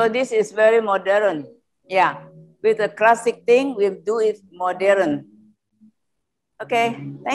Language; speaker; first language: English; non-native, learner; Indonesian